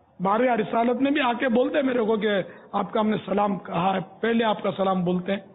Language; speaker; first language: Urdu; non-native, local second language; Gujarati